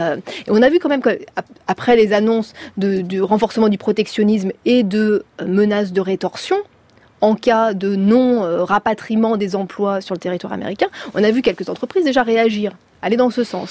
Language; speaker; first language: French; native; French